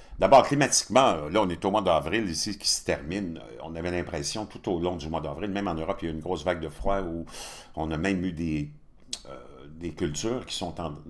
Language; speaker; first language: French; native; French